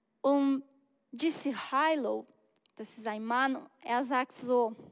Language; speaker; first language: German; non-native, learner; Portuguese